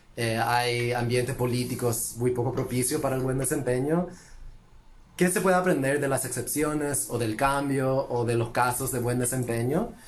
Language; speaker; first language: Spanish; early bilingual, heritage; Spanish